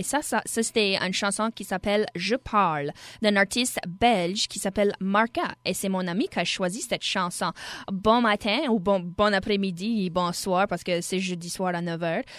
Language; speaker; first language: French; native; French